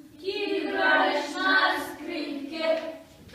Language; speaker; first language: Russian; non-native, learner; Mongolian